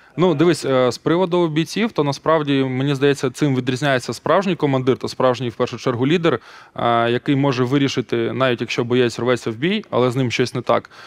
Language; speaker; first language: Ukrainian; non-native, local second language; Russian